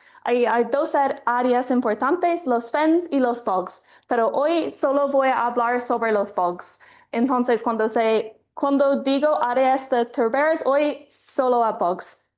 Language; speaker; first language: Spanish; non-native, fluent; English